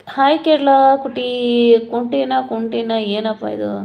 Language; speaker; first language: Kannada; non-native, local second language; Malayalam